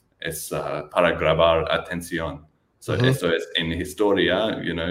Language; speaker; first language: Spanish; non-native, learner; English